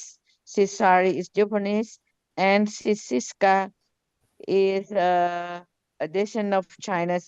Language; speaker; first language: English; non-native, learner; Indonesian